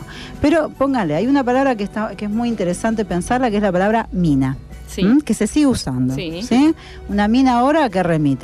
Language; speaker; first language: Spanish; native; Spanish